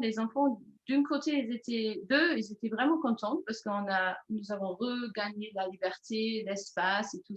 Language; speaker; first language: French; non-native, fluent; German